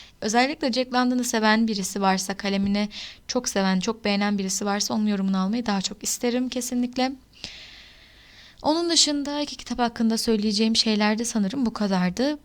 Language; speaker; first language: Turkish; native; Turkish